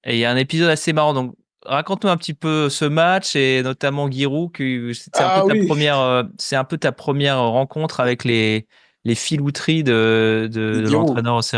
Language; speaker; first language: French; native; French